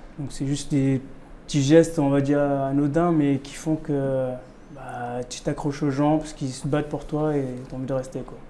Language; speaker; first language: French; early bilingual, other home language; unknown